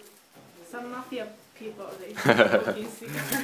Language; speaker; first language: English; non-native, learner; Finnish